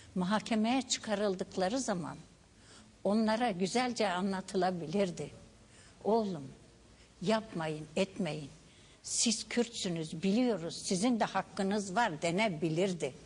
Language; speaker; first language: Turkish; non-native, local second language; Kurdish